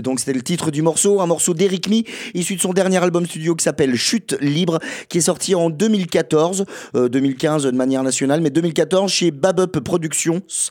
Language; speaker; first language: French; native; French